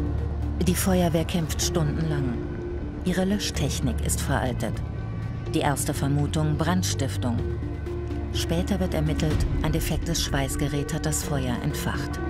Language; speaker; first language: German; native; German